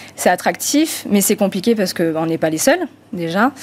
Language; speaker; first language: French; non-native, fluent; Romanian